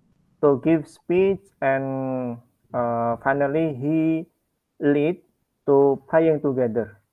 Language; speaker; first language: English; non-native, learner; Indonesian